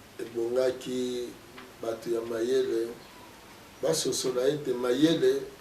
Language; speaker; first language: Lingala; non-native, local second language; Kongo